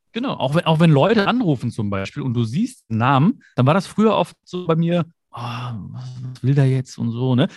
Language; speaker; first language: German; early bilingual, other home language; Malayalam